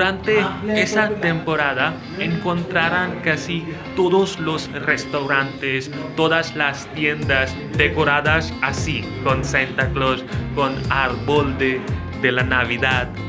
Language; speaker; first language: Spanish; non-native, fluent; Hindi